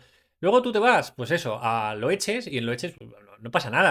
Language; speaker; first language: Spanish; native; Spanish